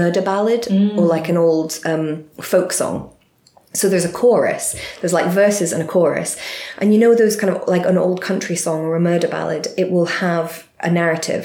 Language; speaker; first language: English; native; English